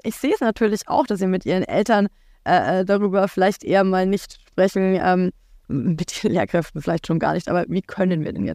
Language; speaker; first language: German; native; German